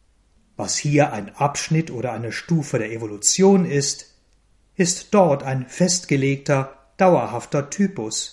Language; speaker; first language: German; native; German